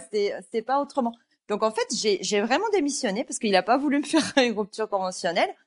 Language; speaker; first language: French; early bilingual, other home language; Georgian